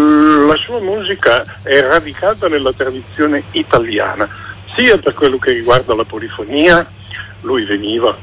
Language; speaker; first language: Italian; native; Italian